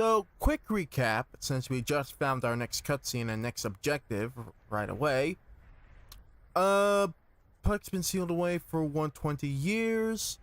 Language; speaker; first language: English; native; English